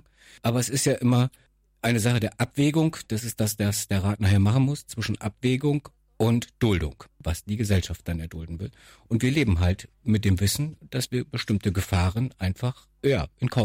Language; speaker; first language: German; native; German